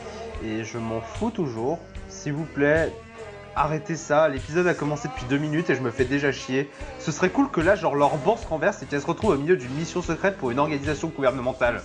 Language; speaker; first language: French; native; French